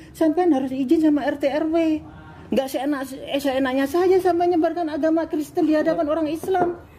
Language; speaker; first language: Malay; non-native, local second language; Javanese